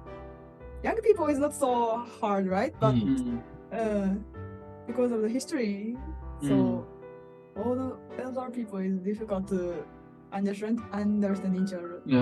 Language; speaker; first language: English; non-native, learner; Japanese